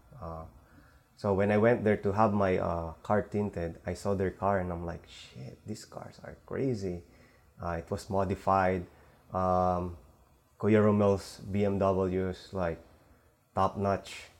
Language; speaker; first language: English; non-native, local second language; Filipino